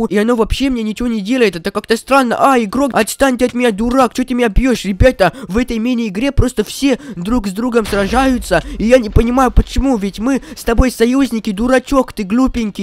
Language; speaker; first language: Russian; native; Russian